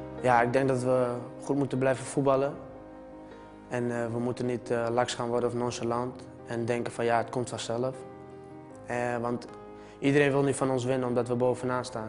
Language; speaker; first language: Dutch; early bilingual, other home language; Turoyo